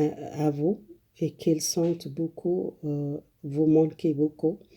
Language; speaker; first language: French; non-native, learner; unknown